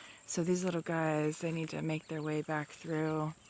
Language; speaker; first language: English; native; English